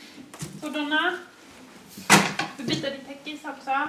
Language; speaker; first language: Swedish; native; Swedish